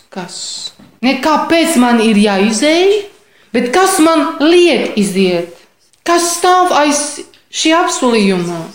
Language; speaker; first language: Latvian; non-native, fluent; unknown